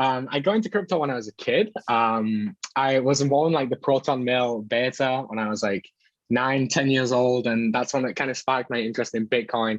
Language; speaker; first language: English; native; English